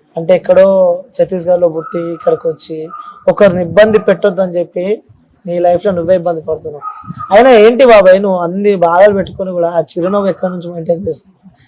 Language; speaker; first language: Telugu; native; Telugu